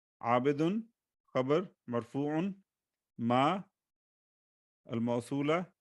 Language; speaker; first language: Arabic; non-native, fluent; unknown